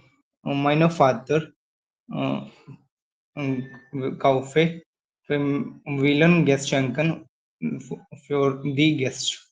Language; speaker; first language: German; non-native, learner; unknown